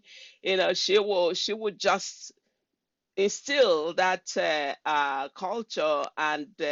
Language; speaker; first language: English; non-native, local second language; Igbo